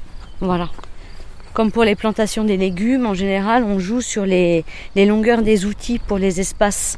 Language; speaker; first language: French; native; French